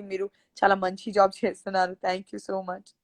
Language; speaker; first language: Telugu; non-native, learner; Gujarati